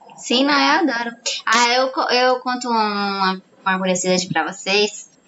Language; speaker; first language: Portuguese; non-native, fluent; Spanish